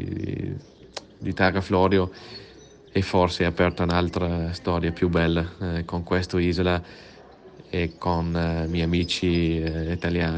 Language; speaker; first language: Italian; non-native, learner; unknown